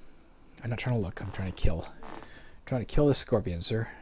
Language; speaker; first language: English; native; English